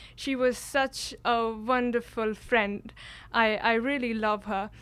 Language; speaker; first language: English; non-native, local second language; Kashmiri